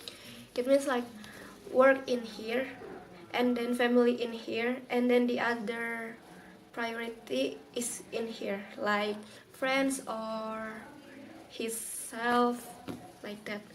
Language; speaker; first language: English; non-native, learner; Indonesian